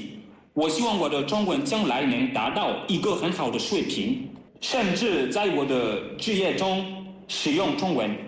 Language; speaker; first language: Chinese; non-native, learner; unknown